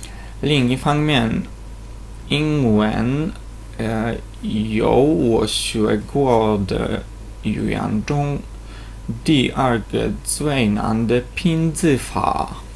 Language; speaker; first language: Chinese; non-native, fluent; Polish